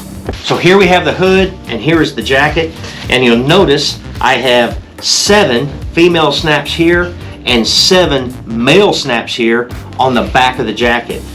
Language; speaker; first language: English; native; English